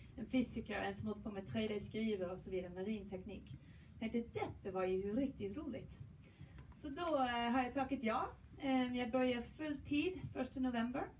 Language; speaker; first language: Swedish; non-native, fluent; English